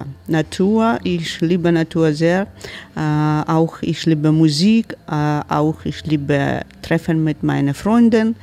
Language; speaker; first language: German; non-native, learner; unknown